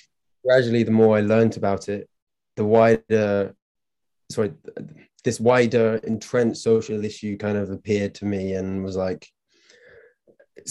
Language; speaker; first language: English; native; English